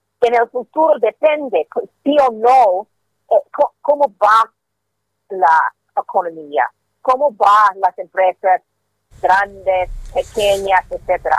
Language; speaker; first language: Spanish; non-native, fluent; English